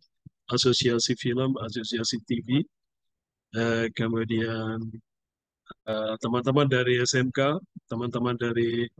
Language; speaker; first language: Indonesian; native; Indonesian